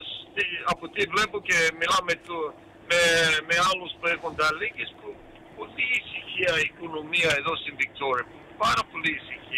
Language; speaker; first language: Greek; early bilingual, heritage; Greek